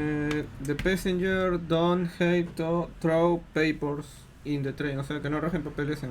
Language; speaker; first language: English; non-native, learner; Spanish